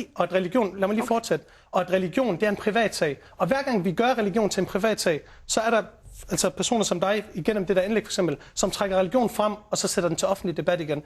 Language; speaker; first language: Danish; early bilingual, other home language; Arabic